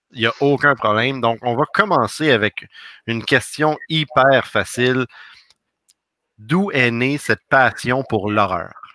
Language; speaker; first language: French; native; French